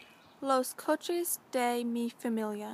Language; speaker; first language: Spanish; non-native, learner; English